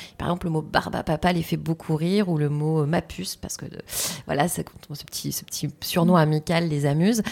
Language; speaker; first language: French; native; French